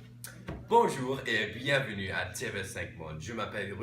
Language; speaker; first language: French; non-native, learner; English